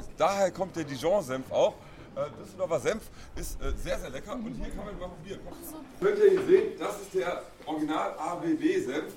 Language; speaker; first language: German; native; German